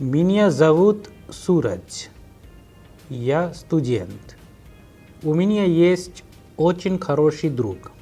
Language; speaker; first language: Russian; non-native, fluent; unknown